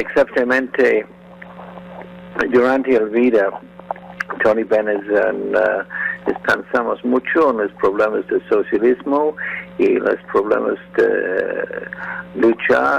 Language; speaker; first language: Spanish; non-native, learner; English